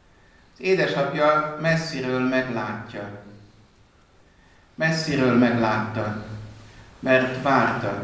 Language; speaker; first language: Hungarian; native; Hungarian